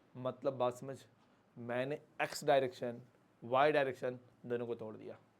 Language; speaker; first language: Hindi; native; Hindi